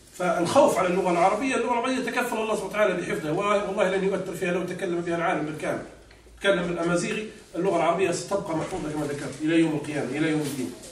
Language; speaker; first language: Arabic; non-native, local second language; Berber languages